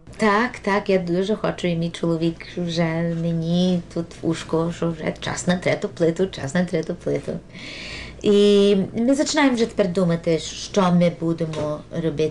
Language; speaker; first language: Ukrainian; early bilingual, heritage; Ukrainian